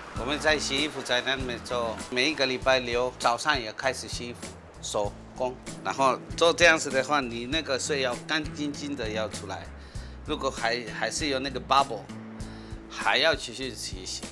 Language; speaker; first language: Chinese; non-native, learner; Spanish